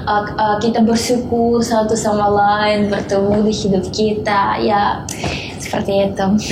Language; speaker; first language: Indonesian; non-native, learner; Russian